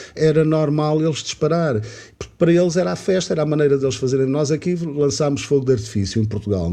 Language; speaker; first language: Portuguese; native; Portuguese